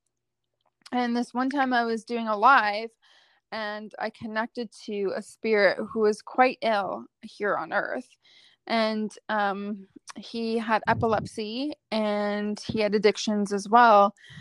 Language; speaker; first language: English; native; English